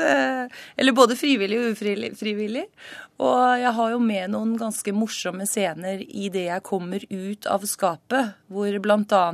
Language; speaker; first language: Norwegian; native; Norwegian